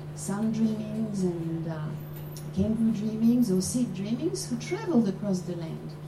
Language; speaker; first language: English; non-native, fluent; Polish